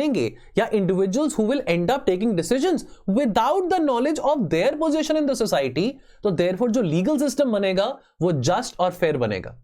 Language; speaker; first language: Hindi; native; Hindi